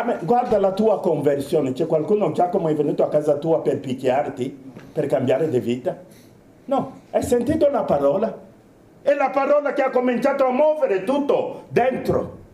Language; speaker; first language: Italian; non-native, fluent; Romanian